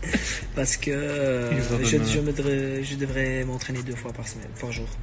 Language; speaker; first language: French; non-native, learner; Dutch